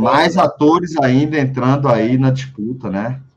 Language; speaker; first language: Portuguese; native; Portuguese